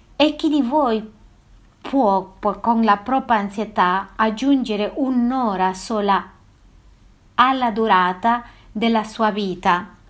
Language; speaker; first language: Italian; non-native, fluent; Spanish